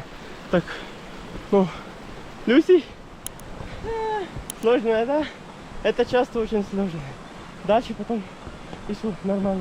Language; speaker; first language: Russian; non-native, learner; Urdu